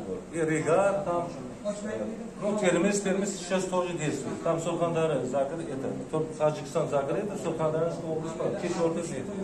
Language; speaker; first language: Russian; non-native, local second language; Uzbek